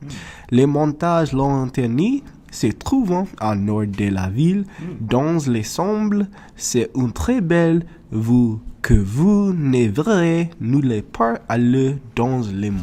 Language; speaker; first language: French; non-native, learner; English